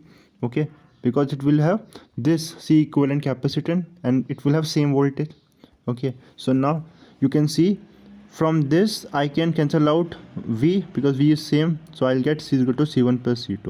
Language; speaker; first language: English; non-native, local second language; Hindi